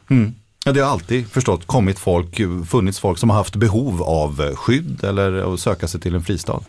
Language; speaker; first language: Swedish; native; Swedish